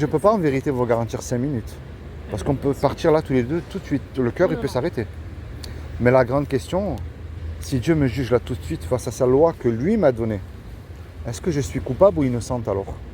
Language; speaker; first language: French; native; French